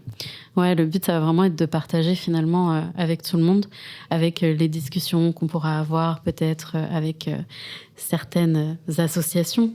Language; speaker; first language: French; native; French